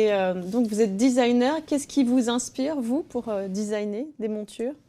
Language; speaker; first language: French; native; French